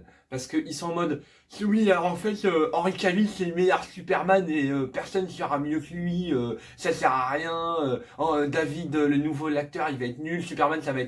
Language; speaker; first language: French; native; French